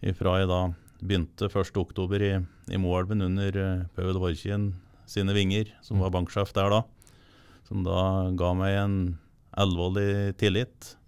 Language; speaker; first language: Norwegian; native; Norwegian